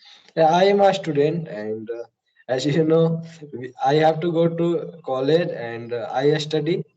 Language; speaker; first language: English; non-native, learner; Hindi